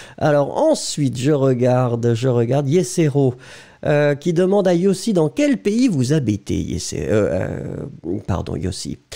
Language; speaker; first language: French; native; French